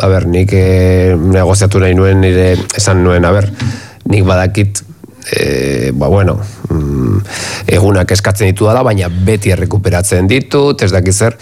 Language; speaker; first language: Basque; native; Basque